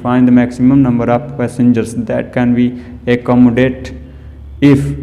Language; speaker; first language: English; non-native, local second language; Hindi